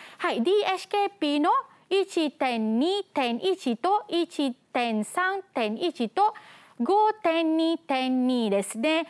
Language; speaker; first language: Japanese; non-native, fluent; Malay